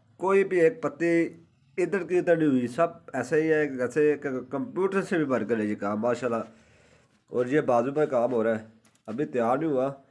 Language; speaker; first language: Urdu; non-native, local second language; Punjabi